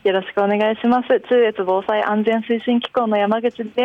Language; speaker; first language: Japanese; native; Japanese